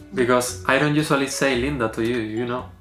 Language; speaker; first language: English; non-native, learner; Spanish